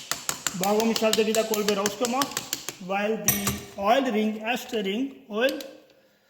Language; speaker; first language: German; non-native, learner; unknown